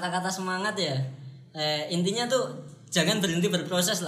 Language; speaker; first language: Indonesian; native; Indonesian